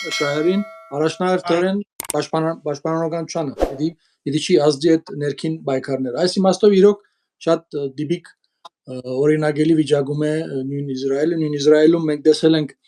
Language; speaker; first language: Armenian; early bilingual, heritage; Armenian